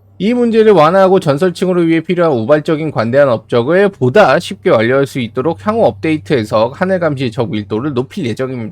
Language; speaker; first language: Korean; native; Korean